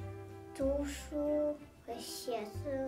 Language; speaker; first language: Chinese; early bilingual, heritage; Chinese